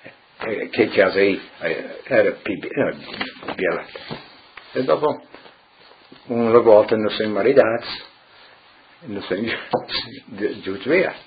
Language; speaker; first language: Italian; early bilingual, heritage; Friulian